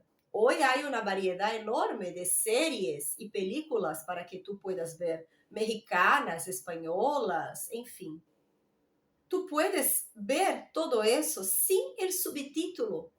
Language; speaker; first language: Spanish; non-native, fluent; Portuguese